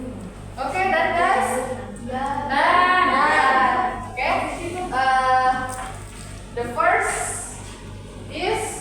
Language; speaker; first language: English; non-native, learner; Indonesian